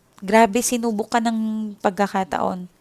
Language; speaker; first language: Filipino; native; Filipino